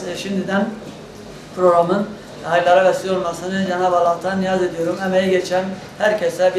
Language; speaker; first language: Turkish; native; Turkish